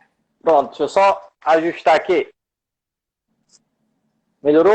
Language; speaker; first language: Portuguese; native; Portuguese